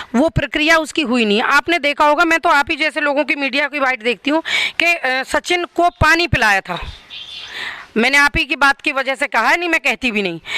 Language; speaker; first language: Hindi; native; Hindi